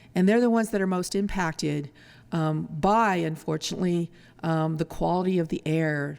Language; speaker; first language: English; early bilingual, other home language; Spanish